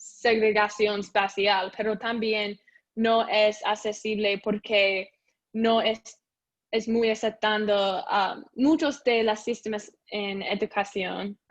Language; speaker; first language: Spanish; non-native, learner; English